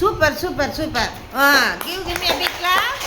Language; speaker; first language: English; non-native, local second language; Tamil